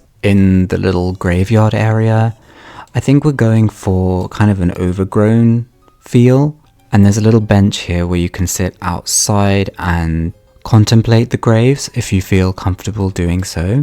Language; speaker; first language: English; native; English